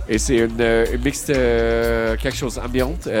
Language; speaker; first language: French; non-native, learner; English